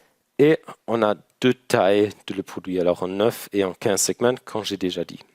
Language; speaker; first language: French; non-native, learner; German